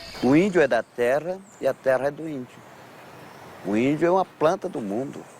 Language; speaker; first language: Portuguese; non-native, local second language; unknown